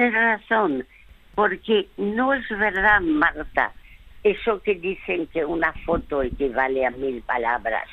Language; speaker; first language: Spanish; early bilingual, other home language; French